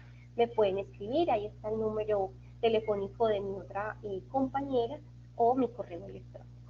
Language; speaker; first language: Spanish; native; Spanish